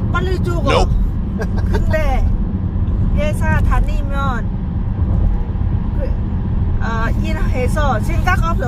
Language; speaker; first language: Korean; non-native, learner; Lao